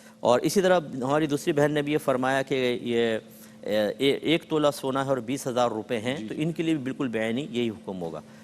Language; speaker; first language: Urdu; native; Urdu